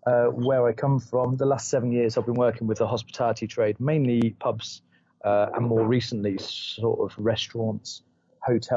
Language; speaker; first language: English; native; English